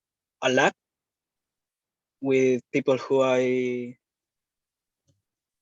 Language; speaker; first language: English; non-native, learner; Spanish